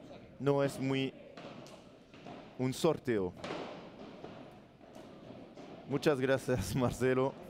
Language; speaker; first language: Spanish; non-native, learner; French